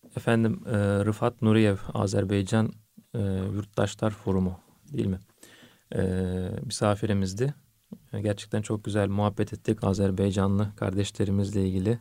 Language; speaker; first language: Turkish; native; Turkish